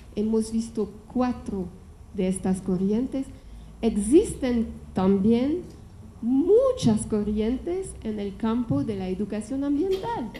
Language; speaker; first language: Spanish; non-native, fluent; French